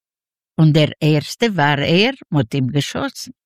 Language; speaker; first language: German; non-native, fluent; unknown